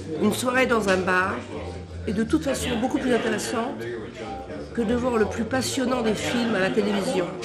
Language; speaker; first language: French; native; French